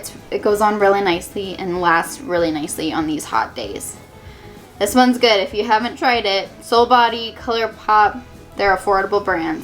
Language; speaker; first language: English; native; English